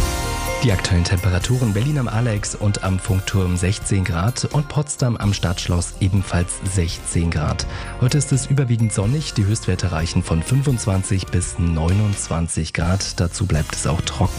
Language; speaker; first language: German; native; German